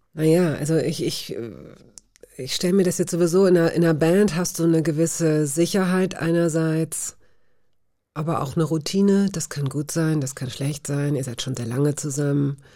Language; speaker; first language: German; native; German